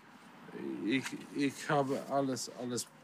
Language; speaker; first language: German; non-native, learner; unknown